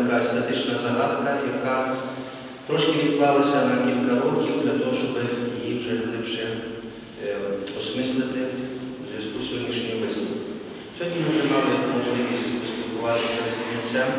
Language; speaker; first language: Ukrainian; native; Ukrainian